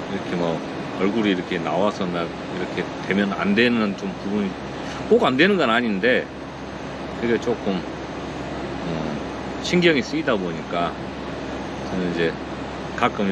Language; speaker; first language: Korean; native; Korean